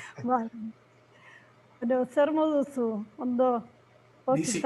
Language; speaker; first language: Basque; non-native, learner; Spanish